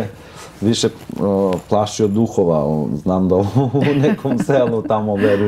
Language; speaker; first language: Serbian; non-native, local second language; Albanian